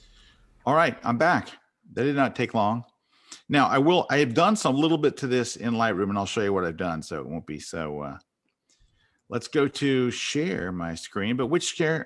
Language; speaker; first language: English; native; English